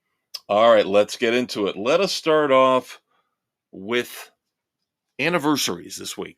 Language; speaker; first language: English; native; English